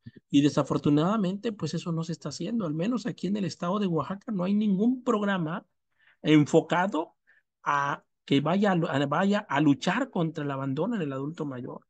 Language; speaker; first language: Spanish; native; Spanish